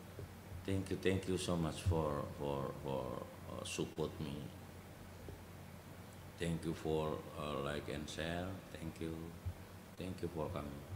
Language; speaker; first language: English; non-native, learner; Indonesian